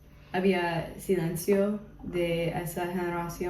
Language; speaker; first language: Spanish; non-native, fluent; English